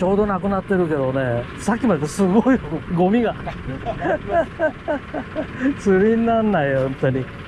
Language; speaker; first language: Japanese; native; Japanese